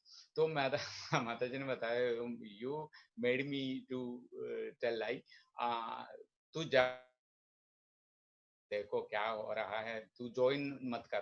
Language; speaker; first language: Hindi; non-native, local second language; Malayalam